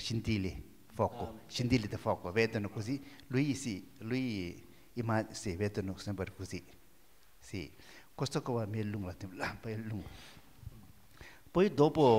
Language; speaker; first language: Italian; non-native, learner; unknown